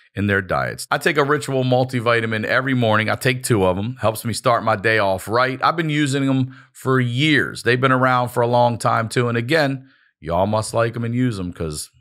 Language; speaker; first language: English; native; English